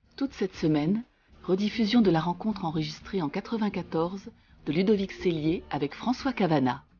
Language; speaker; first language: French; native; French